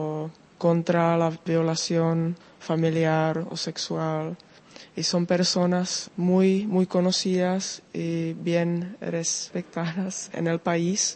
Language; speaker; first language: Spanish; non-native, fluent; Czech